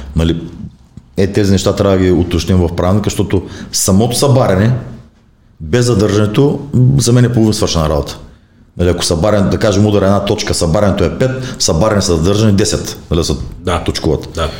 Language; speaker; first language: Bulgarian; native; Bulgarian